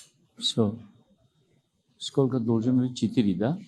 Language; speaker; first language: Russian; non-native, learner; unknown